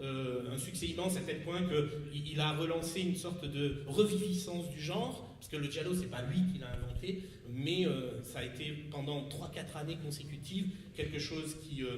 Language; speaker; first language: French; native; French